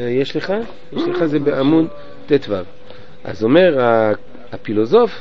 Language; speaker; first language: Hebrew; non-native, fluent; French